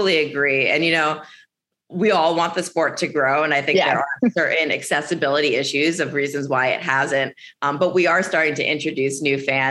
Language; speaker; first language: English; native; English